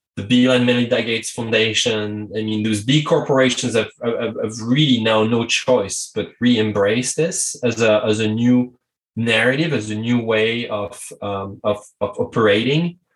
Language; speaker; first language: English; non-native, fluent; French